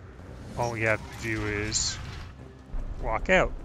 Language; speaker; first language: English; native; English